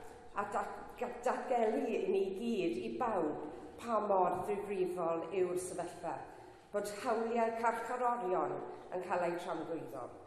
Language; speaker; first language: Welsh; non-native, local second language; English